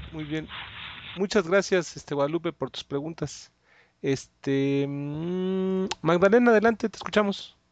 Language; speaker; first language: Spanish; native; Spanish